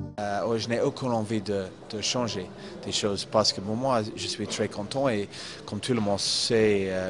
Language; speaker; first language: French; non-native, fluent; English